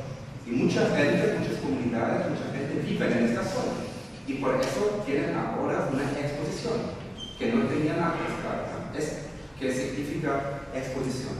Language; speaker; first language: Spanish; non-native, fluent; German